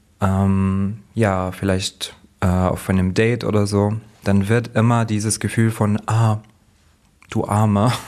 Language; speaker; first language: German; non-native, fluent; Arabic